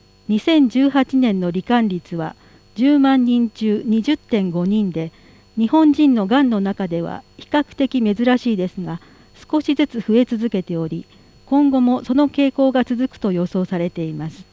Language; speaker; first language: Japanese; native; Japanese